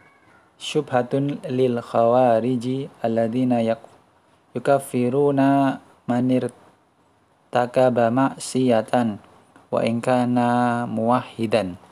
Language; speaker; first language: Arabic; non-native, fluent; Indonesian